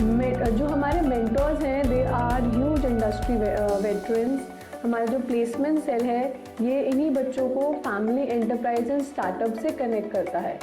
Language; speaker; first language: Hindi; native; Hindi